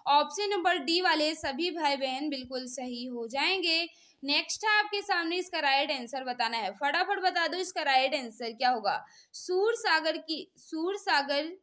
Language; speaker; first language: Hindi; native; Hindi